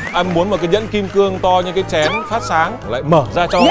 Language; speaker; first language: Vietnamese; native; Vietnamese